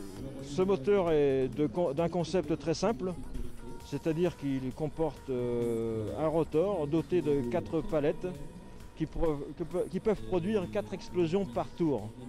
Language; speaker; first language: French; native; French